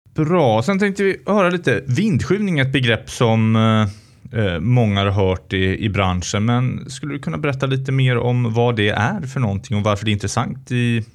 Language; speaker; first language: Swedish; native; Swedish